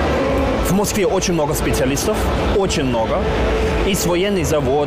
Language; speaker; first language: Russian; non-native, learner; German